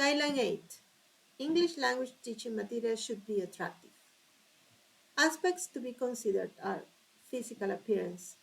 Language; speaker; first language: English; non-native, fluent; Spanish